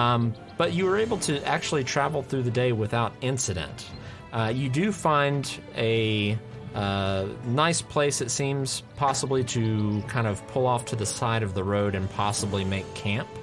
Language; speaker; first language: English; native; English